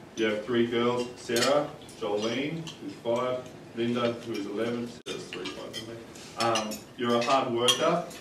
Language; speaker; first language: English; native; English